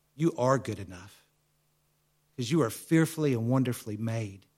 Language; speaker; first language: English; native; English